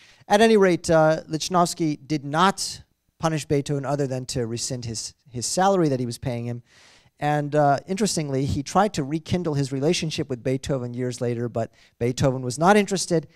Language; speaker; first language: English; native; English